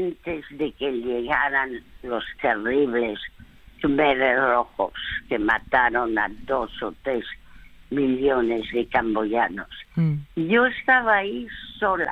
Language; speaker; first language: Spanish; early bilingual, other home language; French